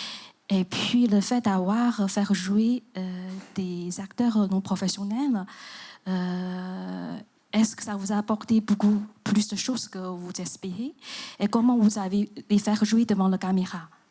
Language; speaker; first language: French; non-native, fluent; Chinese